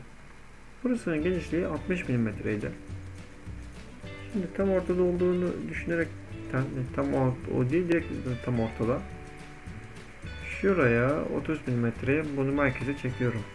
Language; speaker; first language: Turkish; native; Turkish